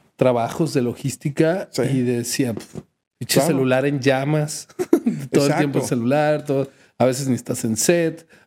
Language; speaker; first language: Spanish; native; Spanish